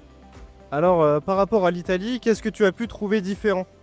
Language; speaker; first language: French; native; French